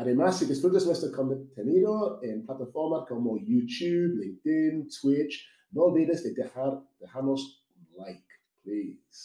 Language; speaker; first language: Spanish; non-native, fluent; English